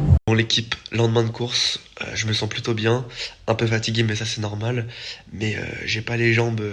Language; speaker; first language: French; native; French